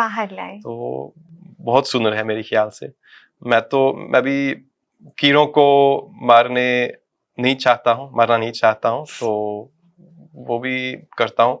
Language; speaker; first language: Hindi; non-native, fluent; Dutch